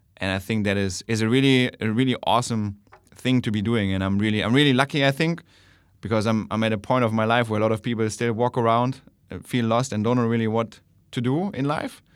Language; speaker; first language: English; non-native, fluent; German